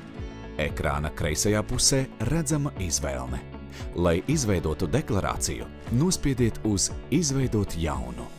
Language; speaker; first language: Latvian; native; Latvian